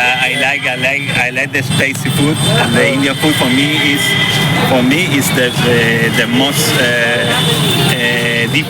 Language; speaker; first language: English; non-native, learner; Spanish